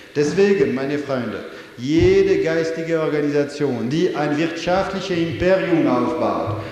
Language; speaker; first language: German; non-native, fluent; French